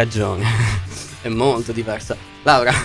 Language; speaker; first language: Italian; native; Italian